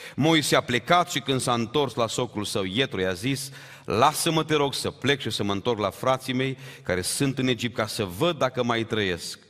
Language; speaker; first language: Romanian; native; Romanian